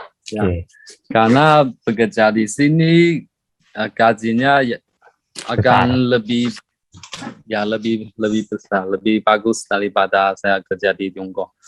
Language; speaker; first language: Indonesian; non-native, learner; Chinese